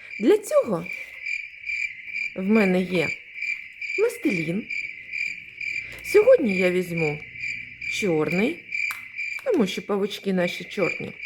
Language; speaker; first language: Ukrainian; native; Ukrainian